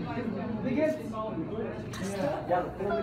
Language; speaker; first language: German; non-native, learner; Arabic